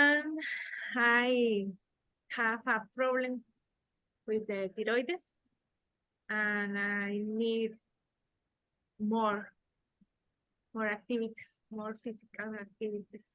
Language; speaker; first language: English; non-native, learner; Spanish